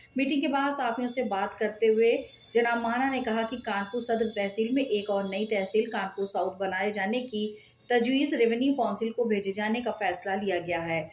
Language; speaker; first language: Urdu; native; Urdu